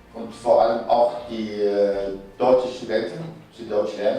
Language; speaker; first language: German; non-native, fluent; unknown